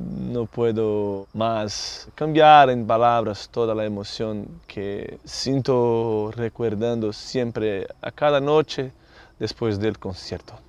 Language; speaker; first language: Spanish; non-native, learner; Portuguese